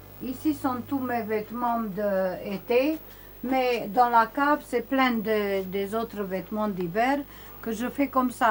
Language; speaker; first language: French; non-native, learner; Romanian